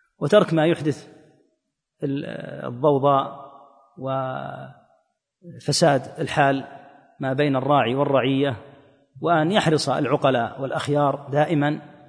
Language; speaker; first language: Arabic; native; Arabic